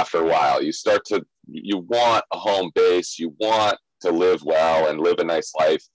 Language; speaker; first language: English; native; English